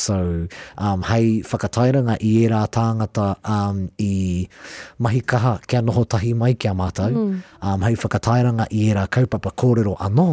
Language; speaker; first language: Māori; non-native, local second language; English